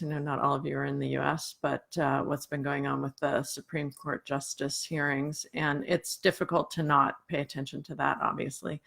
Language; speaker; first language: English; native; English